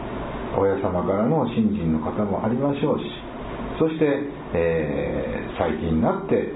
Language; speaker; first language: Japanese; native; Japanese